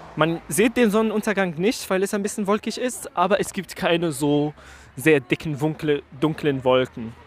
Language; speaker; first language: German; non-native, fluent; Arabic